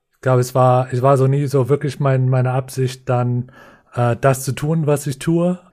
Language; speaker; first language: German; non-native, fluent; English